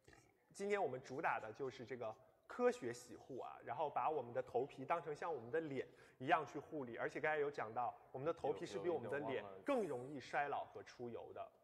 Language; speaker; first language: Chinese; native; Chinese